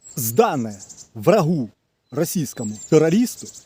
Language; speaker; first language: Ukrainian; non-native, local second language; Russian